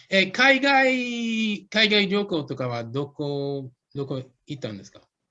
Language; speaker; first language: Japanese; non-native, fluent; English